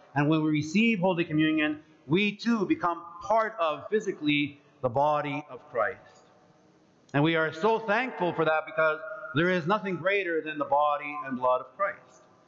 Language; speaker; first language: English; early bilingual, other home language; Greek